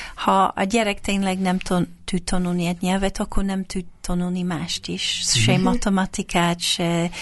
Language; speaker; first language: Hungarian; non-native, fluent; English